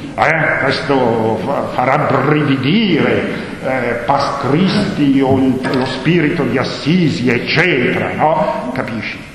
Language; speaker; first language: Italian; non-native, local second language; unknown